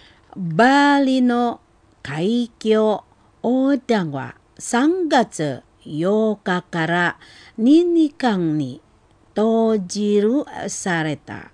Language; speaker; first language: Japanese; non-native, fluent; Indonesian